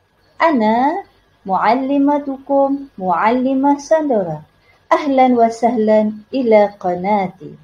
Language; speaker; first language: Arabic; non-native, learner; Malay